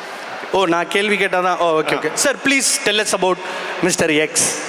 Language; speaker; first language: Tamil; native; Tamil